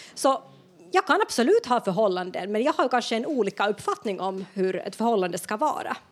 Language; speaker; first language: Swedish; non-native, local second language; Finnish